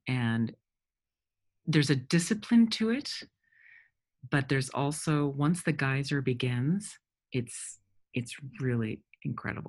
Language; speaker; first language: English; early bilingual, other home language; French